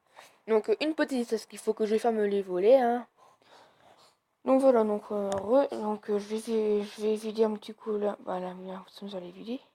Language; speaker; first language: French; native; French